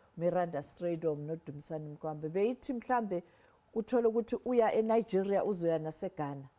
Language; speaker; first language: Zulu; non-native, local second language; Southern Sotho